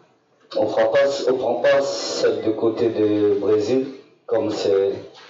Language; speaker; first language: French; non-native, local second language; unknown